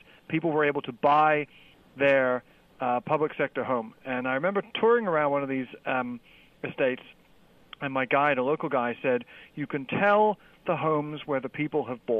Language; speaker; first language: English; native; English